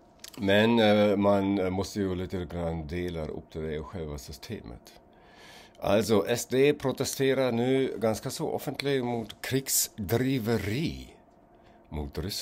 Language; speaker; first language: Swedish; non-native, fluent; German